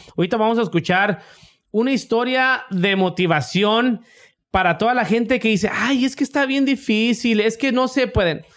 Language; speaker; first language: Spanish; native; Spanish